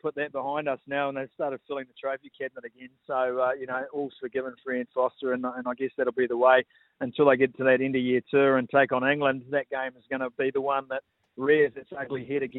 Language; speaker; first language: English; native; English